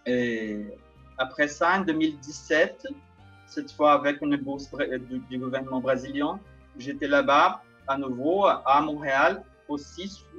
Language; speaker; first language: French; non-native, fluent; Portuguese